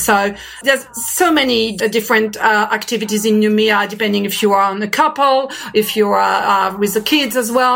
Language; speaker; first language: English; non-native, fluent; French